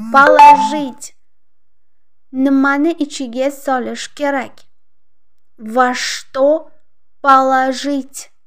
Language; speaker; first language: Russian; non-native, local second language; Uzbek